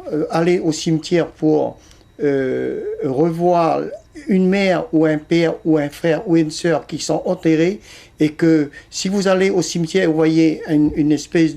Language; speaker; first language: French; early bilingual, other home language; Vietnamese